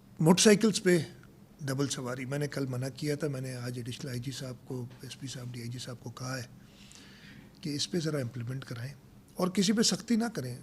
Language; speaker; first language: Urdu; non-native, local second language; Sindhi